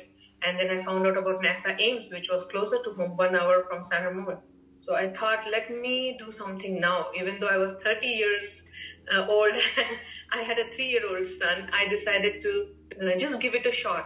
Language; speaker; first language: English; non-native, local second language; Marathi